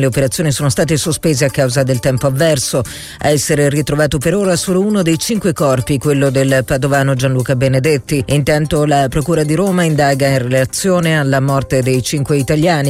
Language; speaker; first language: Italian; native; Italian